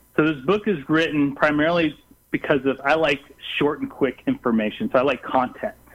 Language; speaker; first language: English; non-native, fluent; Portuguese